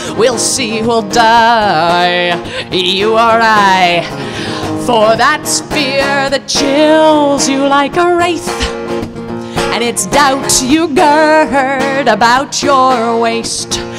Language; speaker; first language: English; native; English